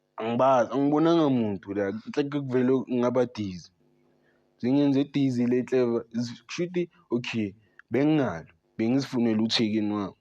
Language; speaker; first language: Zulu; native; Zulu